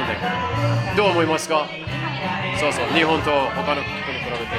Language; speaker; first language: Japanese; non-native, learner; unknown